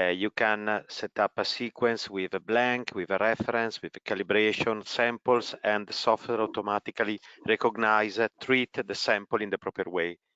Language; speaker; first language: English; non-native, fluent; Italian